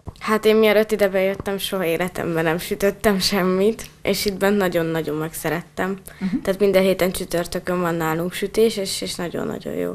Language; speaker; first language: Hungarian; native; Hungarian